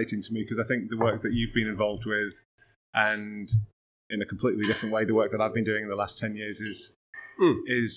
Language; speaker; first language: English; native; English